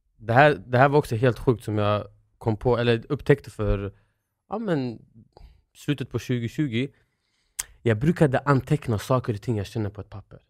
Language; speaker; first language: Swedish; early bilingual, other home language; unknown